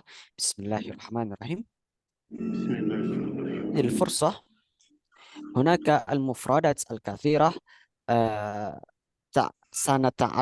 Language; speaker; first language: Arabic; non-native, fluent; Indonesian